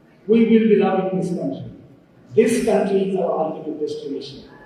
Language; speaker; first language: English; non-native, local second language; Bangla